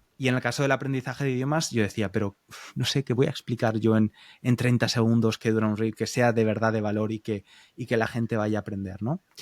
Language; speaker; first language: Spanish; native; Spanish